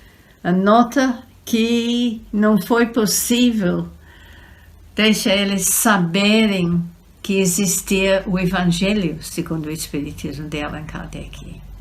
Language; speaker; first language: Portuguese; non-native, fluent; English